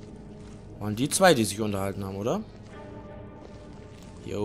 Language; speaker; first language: German; native; German